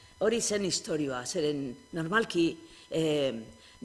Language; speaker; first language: Basque; non-native, local second language; Spanish